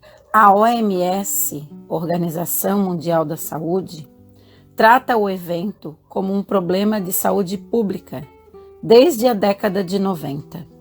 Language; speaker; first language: Portuguese; native; Portuguese